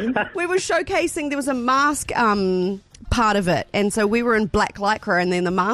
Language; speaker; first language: English; native; English